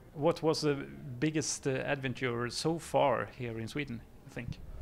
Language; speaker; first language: English; non-native, learner; Swedish